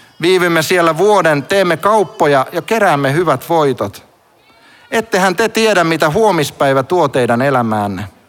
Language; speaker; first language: Finnish; native; Finnish